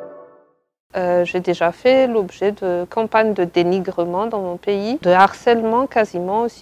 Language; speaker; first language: French; non-native, local second language; Malagasy